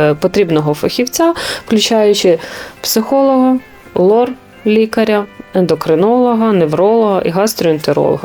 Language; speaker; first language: Ukrainian; native; Ukrainian